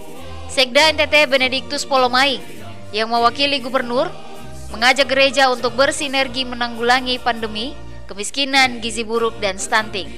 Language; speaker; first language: Indonesian; native; Indonesian